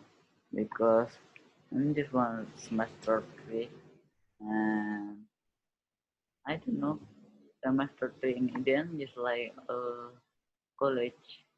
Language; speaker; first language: English; non-native, learner; Indonesian